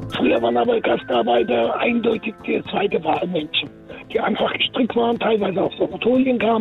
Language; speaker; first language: German; non-native, fluent; Turkish